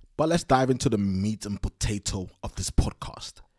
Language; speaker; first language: English; non-native, local second language; Yoruba